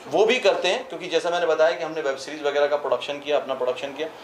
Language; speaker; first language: Hindi; native; Hindi